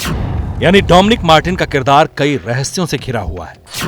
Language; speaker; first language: Hindi; native; Hindi